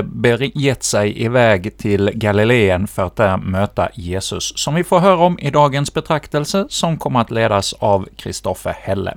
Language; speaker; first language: Swedish; native; Swedish